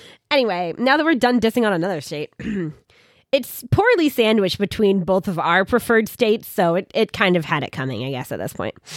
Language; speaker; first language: English; native; English